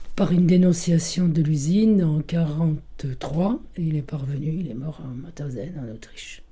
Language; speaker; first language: French; early bilingual, other home language; Italian